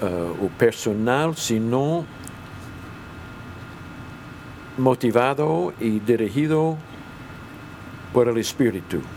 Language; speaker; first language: Spanish; non-native, fluent; English